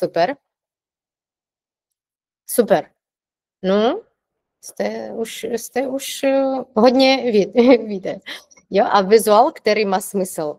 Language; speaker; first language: Czech; non-native, fluent; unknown